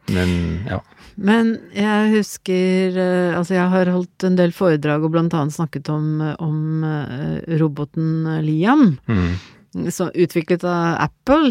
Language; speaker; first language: Norwegian; native; Norwegian